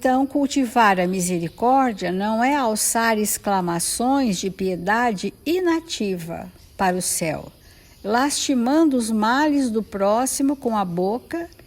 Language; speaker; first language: Portuguese; native; Portuguese